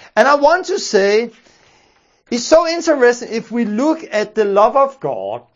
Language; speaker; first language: English; non-native, fluent; Danish